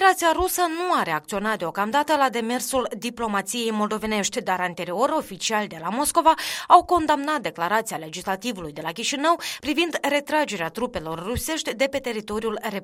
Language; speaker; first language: Romanian; native; Romanian